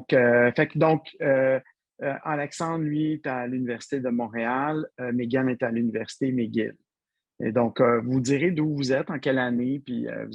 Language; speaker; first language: French; native; French